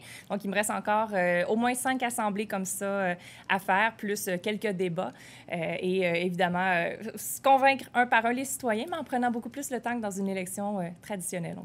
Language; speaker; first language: French; native; French